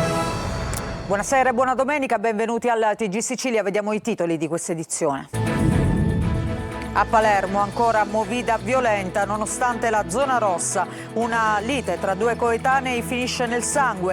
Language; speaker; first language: Italian; native; Italian